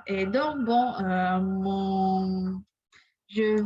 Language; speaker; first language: French; non-native, learner; English